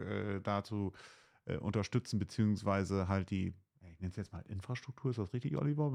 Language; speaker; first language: German; native; German